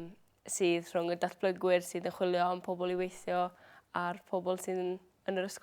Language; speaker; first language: Welsh; native; Welsh